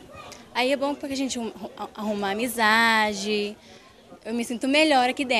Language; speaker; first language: Portuguese; non-native, learner; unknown